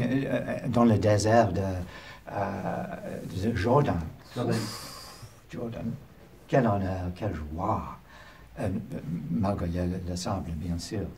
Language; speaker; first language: French; non-native, learner; English